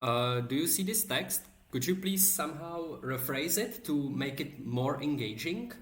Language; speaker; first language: English; non-native, fluent; Czech